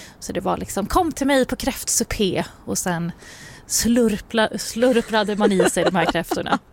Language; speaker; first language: Swedish; native; Swedish